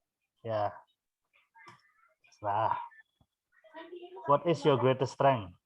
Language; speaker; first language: English; non-native, fluent; Indonesian